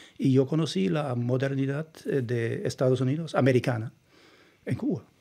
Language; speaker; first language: Spanish; non-native, fluent; German